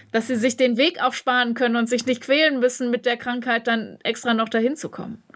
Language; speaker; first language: German; native; German